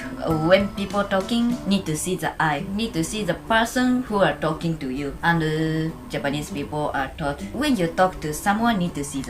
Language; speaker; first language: English; non-native, fluent; Japanese